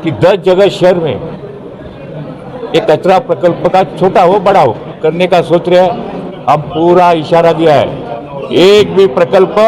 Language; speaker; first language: Hindi; non-native, local second language; Marathi